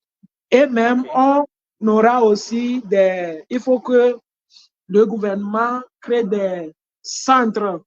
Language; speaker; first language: French; non-native, fluent; Ewe